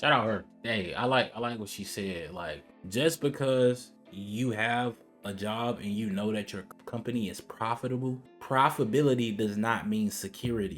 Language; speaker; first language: English; native; English